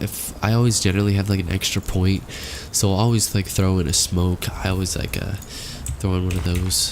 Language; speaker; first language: English; native; English